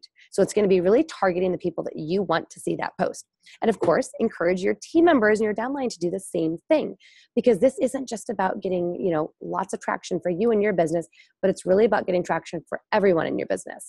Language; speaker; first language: English; native; English